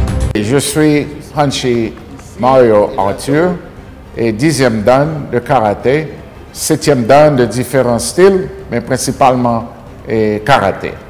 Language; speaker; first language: French; non-native, learner; Haitian Creole